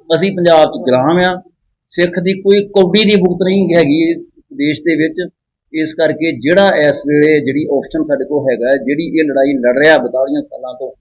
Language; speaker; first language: Punjabi; native; Punjabi